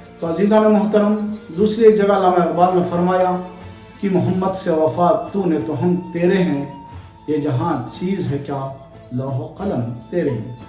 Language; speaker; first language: Urdu; native; Urdu